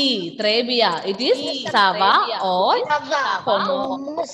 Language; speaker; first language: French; non-native, fluent; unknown